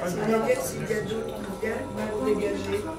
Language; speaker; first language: French; native; French